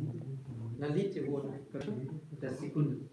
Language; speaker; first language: Russian; non-native, learner; Sinhala